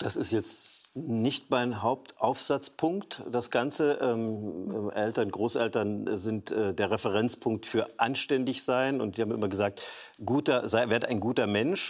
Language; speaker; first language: German; native; German